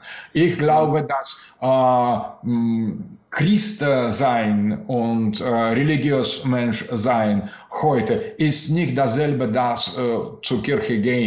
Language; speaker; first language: German; non-native, learner; Russian